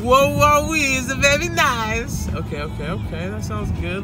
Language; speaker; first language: English; early bilingual, other home language; Spanish